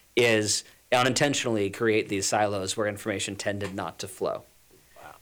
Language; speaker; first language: English; native; English